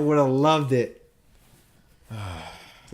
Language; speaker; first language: English; native; English